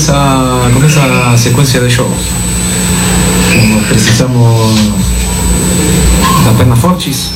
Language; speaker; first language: Portuguese; non-native, fluent; Spanish